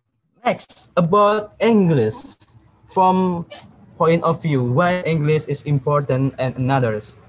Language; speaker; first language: English; non-native, learner; Indonesian